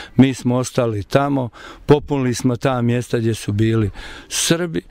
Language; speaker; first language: Croatian; native; Croatian